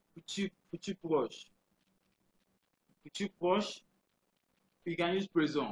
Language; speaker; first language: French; non-native, fluent; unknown